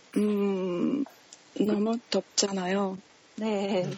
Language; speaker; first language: Korean; non-native, learner; Japanese